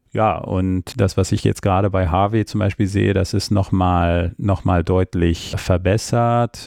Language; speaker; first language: German; early bilingual, other home language; Armenian